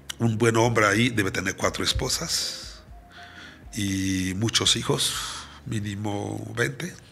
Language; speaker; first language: Spanish; non-native, fluent; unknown